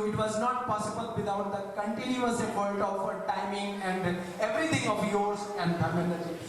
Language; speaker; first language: English; non-native, local second language; Hindi